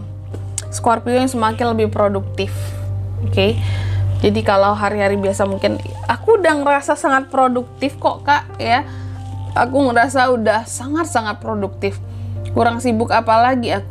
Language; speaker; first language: Indonesian; native; Indonesian